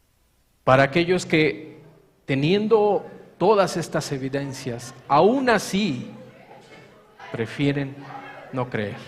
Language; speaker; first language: Spanish; native; Spanish